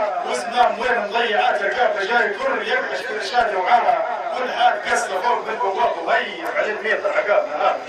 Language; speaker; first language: Arabic; native; Arabic